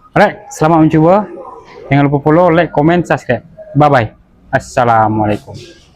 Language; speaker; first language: Malay; native; Malay